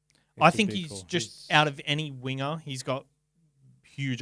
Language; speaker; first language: English; native; English